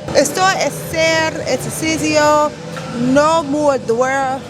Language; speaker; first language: Spanish; non-native, learner; English